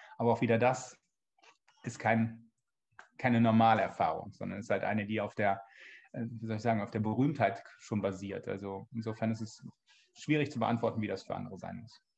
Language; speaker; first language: German; native; German